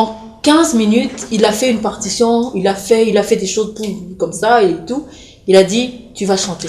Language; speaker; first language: French; non-native, local second language; Lingala